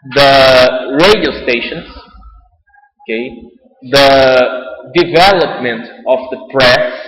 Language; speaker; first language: English; non-native, fluent; Portuguese